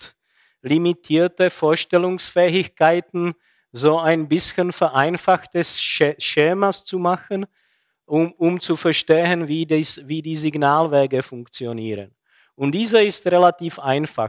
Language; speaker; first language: German; non-native, fluent; Czech